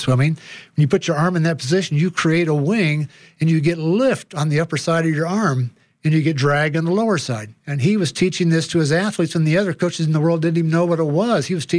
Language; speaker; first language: English; native; English